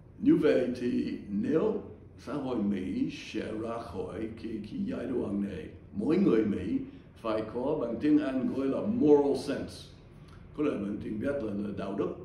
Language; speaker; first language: Vietnamese; non-native, fluent; English